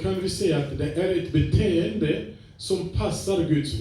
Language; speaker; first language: Swedish; non-native, fluent; French